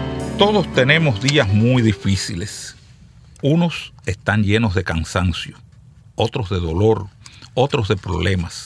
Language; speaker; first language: Spanish; native; Spanish